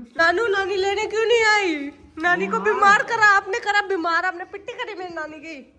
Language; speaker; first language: Hindi; native; Hindi